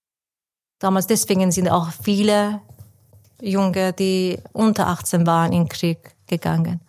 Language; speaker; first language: German; non-native, fluent; Persian